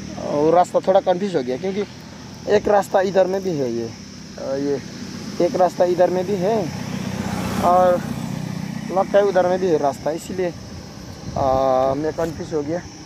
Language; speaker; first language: Hindi; non-native, learner; Nepali